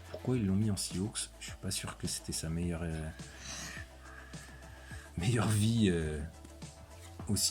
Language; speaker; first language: French; native; French